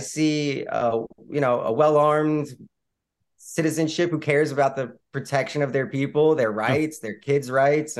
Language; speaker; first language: English; native; English